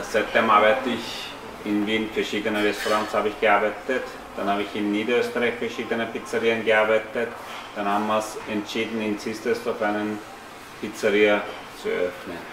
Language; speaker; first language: German; early bilingual, other home language; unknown